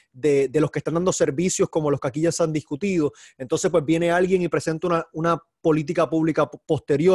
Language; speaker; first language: Spanish; native; Spanish